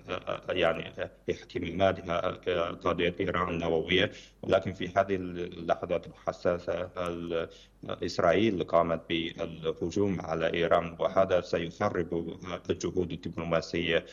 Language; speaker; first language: Arabic; non-native, fluent; Chinese